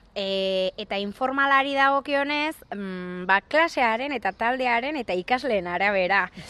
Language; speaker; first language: Basque; native; Basque